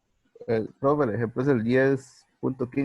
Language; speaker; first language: Spanish; native; Spanish